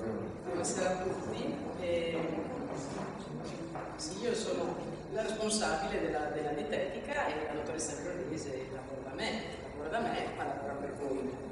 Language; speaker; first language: Italian; native; Italian